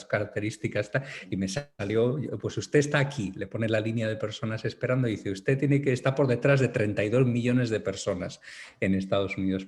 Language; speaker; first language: Spanish; native; Spanish